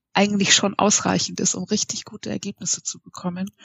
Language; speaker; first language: German; native; German